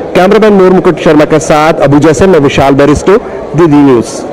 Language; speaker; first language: Hindi; native; Hindi